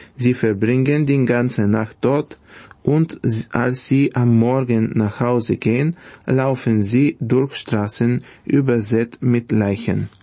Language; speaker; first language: German; non-native, fluent; Bulgarian